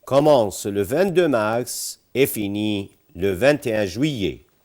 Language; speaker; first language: French; non-native, fluent; Arabic